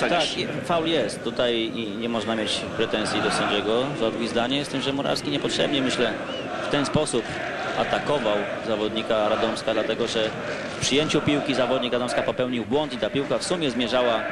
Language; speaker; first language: Polish; native; Polish